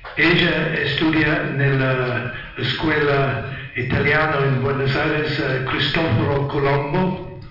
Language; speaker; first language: Italian; non-native, learner; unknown